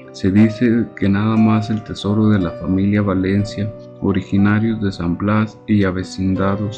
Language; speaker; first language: Spanish; native; Spanish